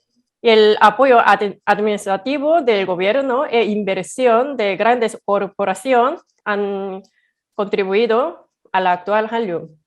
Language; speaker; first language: Spanish; non-native, fluent; Korean